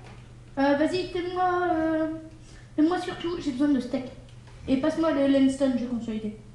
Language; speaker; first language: French; native; French